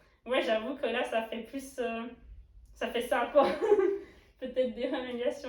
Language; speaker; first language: French; native; French